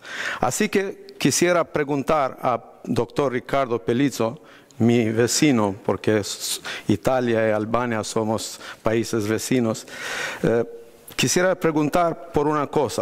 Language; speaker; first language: Spanish; non-native, fluent; Albanian